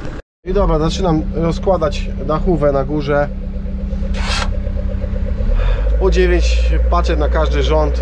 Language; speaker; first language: Polish; native; Polish